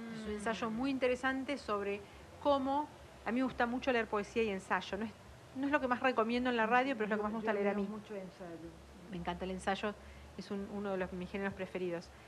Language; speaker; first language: Spanish; native; Spanish